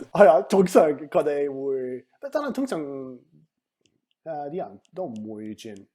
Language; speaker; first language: Cantonese; non-native, fluent; Swedish